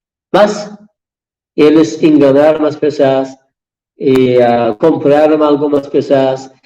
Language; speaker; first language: Portuguese; non-native, fluent; Persian